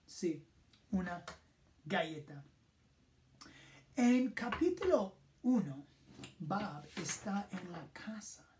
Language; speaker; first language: Spanish; non-native, fluent; English